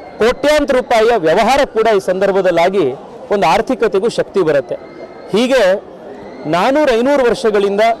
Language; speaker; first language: Kannada; native; Kannada